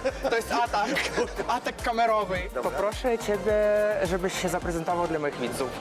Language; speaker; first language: Polish; non-native, fluent; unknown